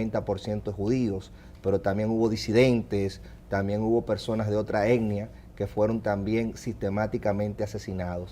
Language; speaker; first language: Spanish; native; Spanish